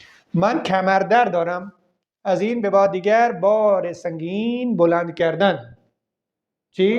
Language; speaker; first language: Persian; non-native, fluent; Urdu